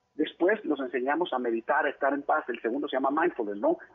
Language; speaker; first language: Spanish; native; Spanish